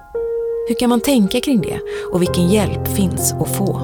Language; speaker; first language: Swedish; native; Swedish